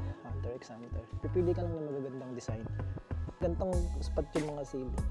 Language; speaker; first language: Filipino; native; Filipino